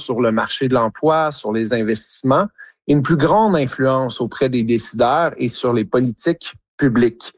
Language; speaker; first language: French; native; French